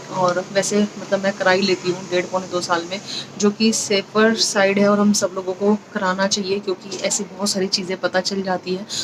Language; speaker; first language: Hindi; native; Hindi